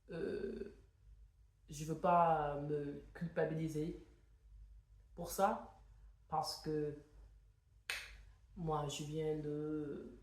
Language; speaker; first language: French; non-native, fluent; English